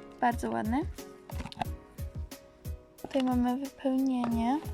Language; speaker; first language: Polish; native; Polish